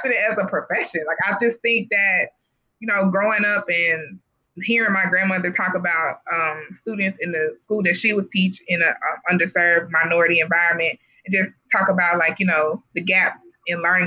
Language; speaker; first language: English; native; English